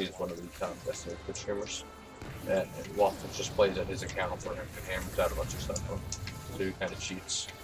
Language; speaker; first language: English; native; English